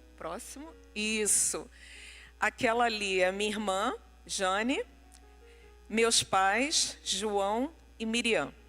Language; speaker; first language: Portuguese; non-native, local second language; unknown